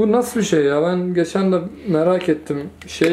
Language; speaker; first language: Turkish; native; Turkish